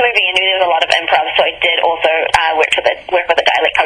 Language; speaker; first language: English; native; English